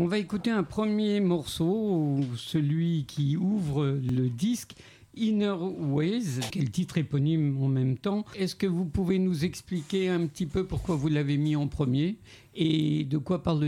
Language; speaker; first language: French; native; French